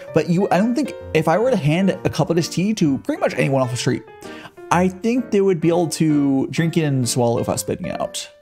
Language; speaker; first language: English; native; English